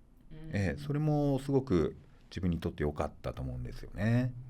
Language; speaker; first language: Japanese; native; Japanese